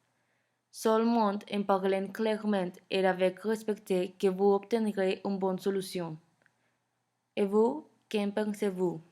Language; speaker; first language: French; non-native, learner; Spanish